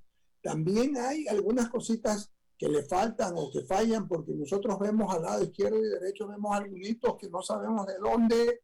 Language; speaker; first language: Spanish; native; Spanish